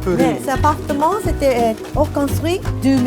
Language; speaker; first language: French; non-native, learner; Japanese